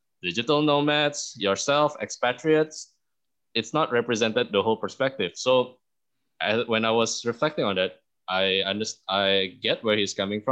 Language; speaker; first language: English; early bilingual, other home language; Indonesian